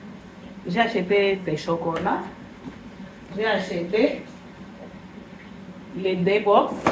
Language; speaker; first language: French; non-native, local second language; Swahili